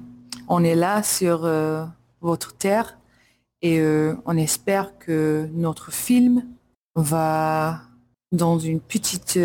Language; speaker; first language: French; non-native, learner; English